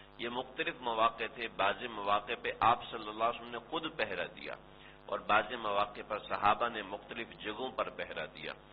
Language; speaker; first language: Urdu; non-native, local second language; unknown